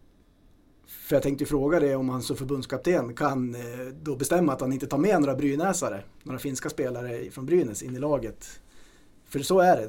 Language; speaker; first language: Swedish; native; Swedish